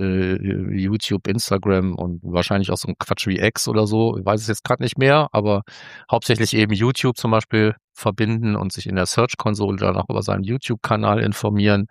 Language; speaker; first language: German; native; German